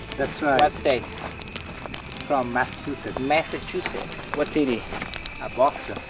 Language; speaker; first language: English; non-native, fluent; Spanish